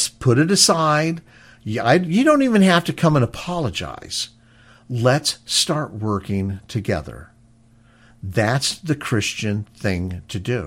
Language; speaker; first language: English; native; English